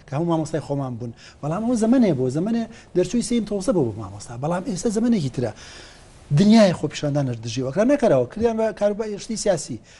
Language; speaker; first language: Central Kurdish; native; Central Kurdish